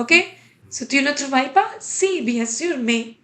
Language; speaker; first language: French; non-native, fluent; Hindi